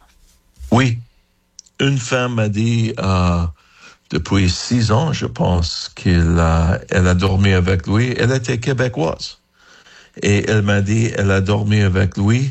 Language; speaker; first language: French; non-native, fluent; English